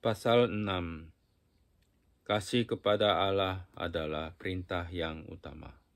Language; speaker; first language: Indonesian; non-native, fluent; Japanese